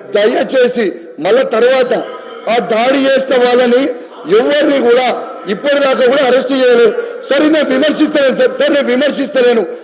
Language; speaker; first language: Telugu; native; Telugu